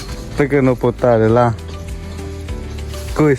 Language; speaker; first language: Italian; non-native, learner; Bangla